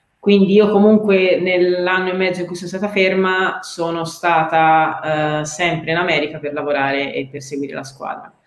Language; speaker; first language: Italian; native; Italian